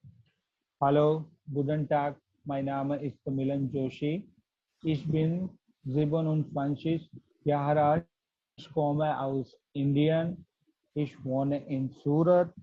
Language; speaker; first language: German; non-native, learner; Gujarati